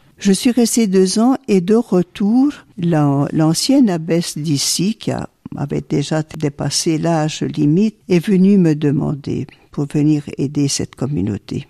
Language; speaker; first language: French; early bilingual, other home language; Italian